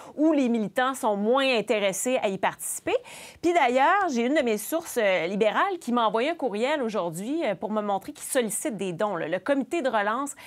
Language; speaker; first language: French; native; French